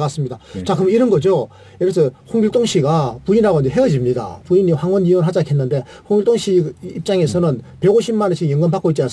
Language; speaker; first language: Korean; native; Korean